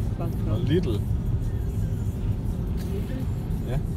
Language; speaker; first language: Danish; native; Danish